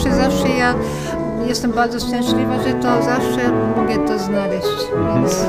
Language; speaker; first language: Polish; non-native, fluent; Japanese